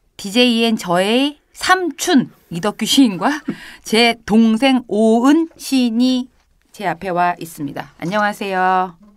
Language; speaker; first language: Korean; native; Korean